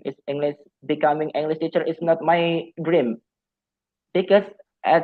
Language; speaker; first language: English; non-native, fluent; Javanese